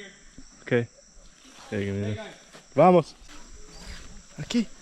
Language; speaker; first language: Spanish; non-native, learner; English